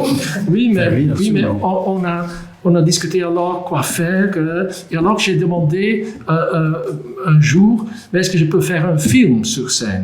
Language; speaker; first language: French; non-native, local second language; Dutch